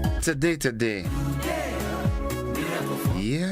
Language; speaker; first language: English; native; English